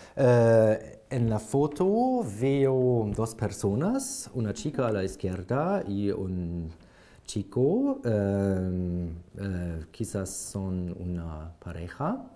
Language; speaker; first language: Spanish; non-native, learner; German